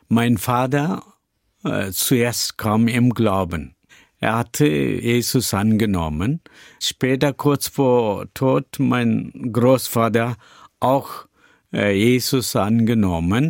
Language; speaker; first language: German; non-native, learner; Tamil